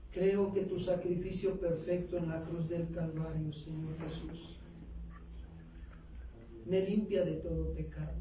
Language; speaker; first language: Spanish; native; Spanish